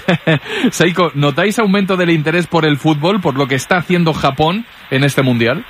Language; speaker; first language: Spanish; native; Spanish